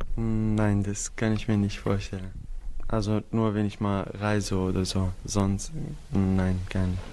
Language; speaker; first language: German; non-native, fluent; Arabic